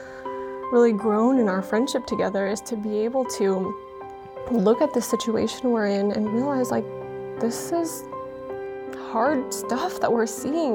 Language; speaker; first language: English; early bilingual, other home language; Vietnamese